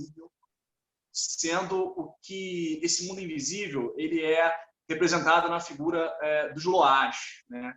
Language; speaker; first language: Portuguese; native; Portuguese